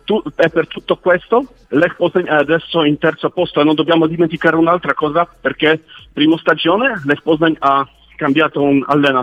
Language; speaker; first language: Italian; non-native, learner; Polish